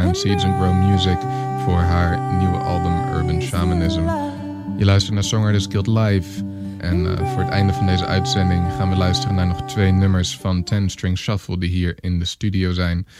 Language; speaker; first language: Dutch; native; Dutch